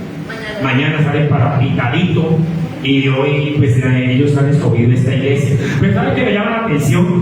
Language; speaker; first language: Spanish; native; Spanish